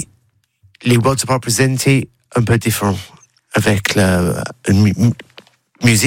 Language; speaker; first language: French; non-native, learner; English